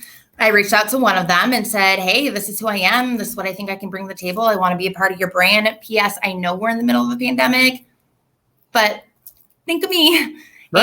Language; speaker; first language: English; native; English